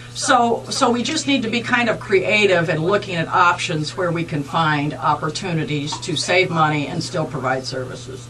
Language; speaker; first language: English; native; English